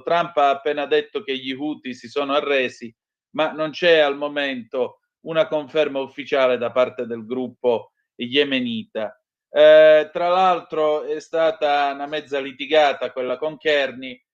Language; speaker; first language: Italian; native; Italian